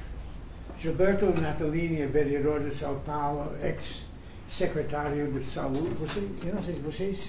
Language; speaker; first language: Portuguese; non-native, fluent; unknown